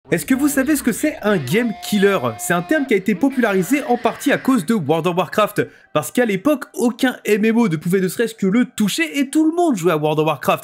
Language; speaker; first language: French; native; French